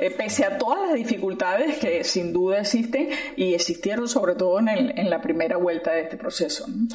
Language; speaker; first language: Spanish; native; Spanish